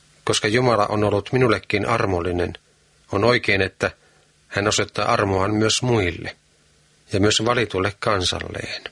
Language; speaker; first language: Finnish; native; Finnish